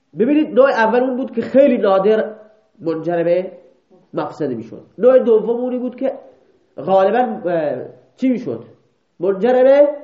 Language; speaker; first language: Persian; non-native, local second language; Baluchi